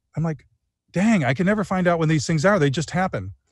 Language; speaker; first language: English; native; English